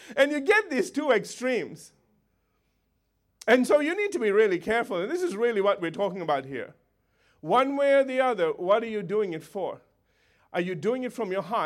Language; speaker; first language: English; native; English